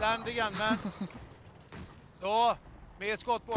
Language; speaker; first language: Swedish; native; Swedish